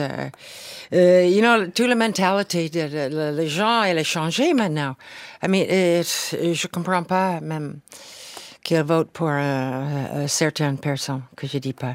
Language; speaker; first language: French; non-native, fluent; English